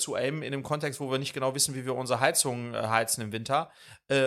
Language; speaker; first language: German; early bilingual, other home language; Swedish